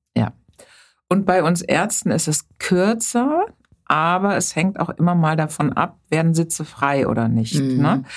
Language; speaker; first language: German; native; German